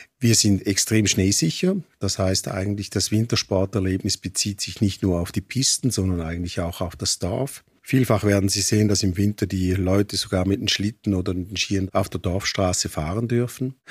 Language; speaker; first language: German; native; German